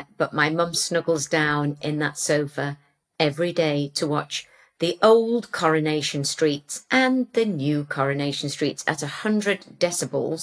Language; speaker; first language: English; native; English